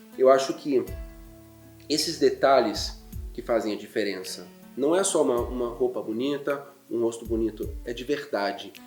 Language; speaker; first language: Portuguese; non-native, fluent; German